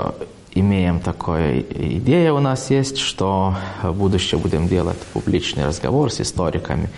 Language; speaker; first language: Russian; non-native, fluent; Lithuanian